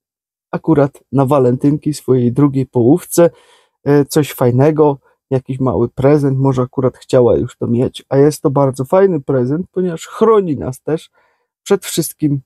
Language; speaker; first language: Polish; native; Polish